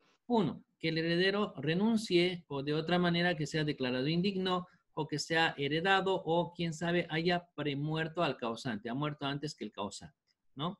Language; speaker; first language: Spanish; native; Spanish